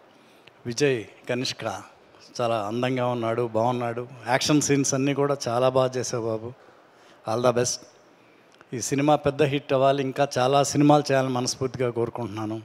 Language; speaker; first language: Telugu; non-native, learner; Tamil